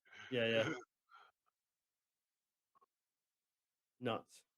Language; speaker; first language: English; native; English